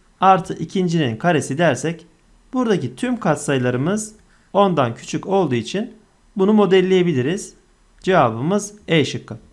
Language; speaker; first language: Turkish; native; Turkish